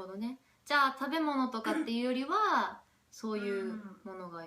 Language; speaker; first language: Japanese; native; Japanese